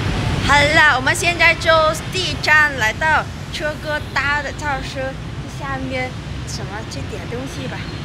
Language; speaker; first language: Chinese; non-native, fluent; Vietnamese